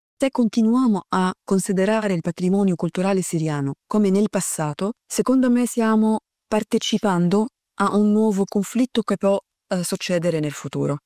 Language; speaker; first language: Italian; non-native, fluent; Arabic